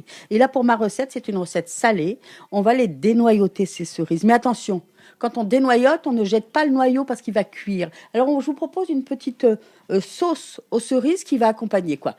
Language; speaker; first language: French; native; French